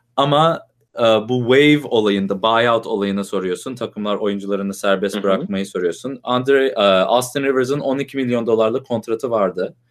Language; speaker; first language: Turkish; native; Turkish